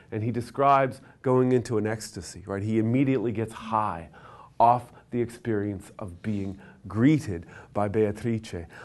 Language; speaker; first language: English; native; English